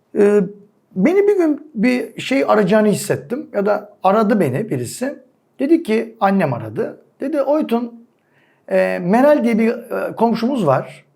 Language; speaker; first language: Turkish; native; Turkish